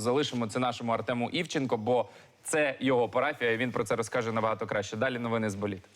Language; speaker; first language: Ukrainian; native; Ukrainian